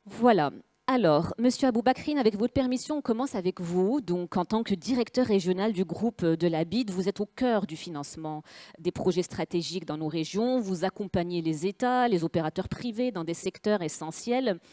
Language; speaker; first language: French; non-native, local second language; Arabic